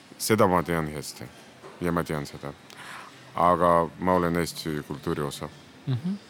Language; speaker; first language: Estonian; non-native, local second language; Russian